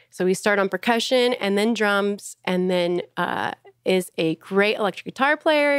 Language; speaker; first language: English; native; English